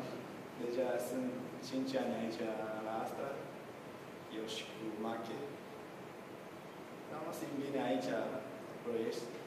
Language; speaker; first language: Romanian; non-native, learner; Japanese